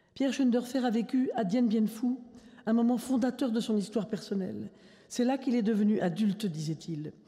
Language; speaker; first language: French; native; French